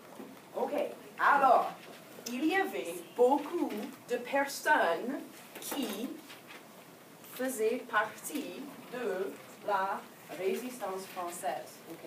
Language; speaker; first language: French; non-native, fluent; English